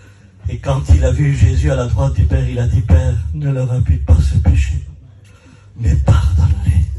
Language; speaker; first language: French; native; French